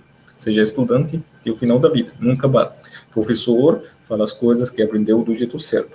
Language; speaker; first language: Portuguese; non-native, learner; Arabic